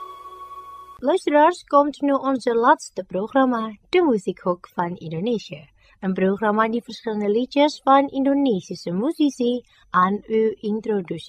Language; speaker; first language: Dutch; non-native, learner; Indonesian